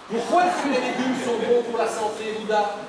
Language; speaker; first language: French; native; French